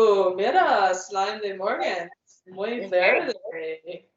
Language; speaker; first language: Spanish; non-native, fluent; English